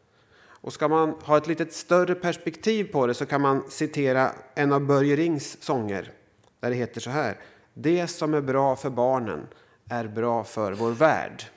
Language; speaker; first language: Swedish; native; Swedish